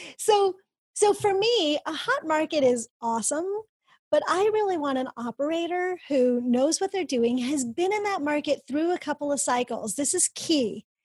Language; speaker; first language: English; early bilingual, other home language; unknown